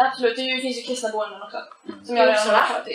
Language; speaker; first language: Swedish; native; Swedish